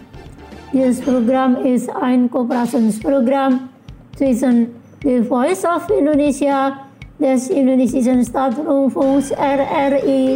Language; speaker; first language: German; non-native, local second language; Indonesian